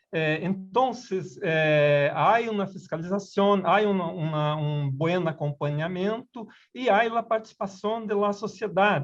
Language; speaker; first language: Spanish; non-native, learner; Portuguese